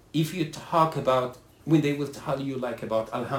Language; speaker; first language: English; non-native, fluent; Arabic